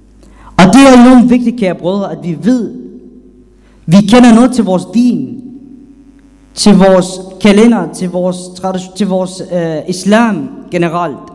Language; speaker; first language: Danish; non-native, fluent; Arabic